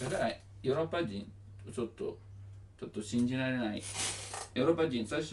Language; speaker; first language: Japanese; non-native, learner; Italian